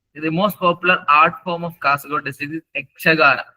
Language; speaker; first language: English; non-native, local second language; Malayalam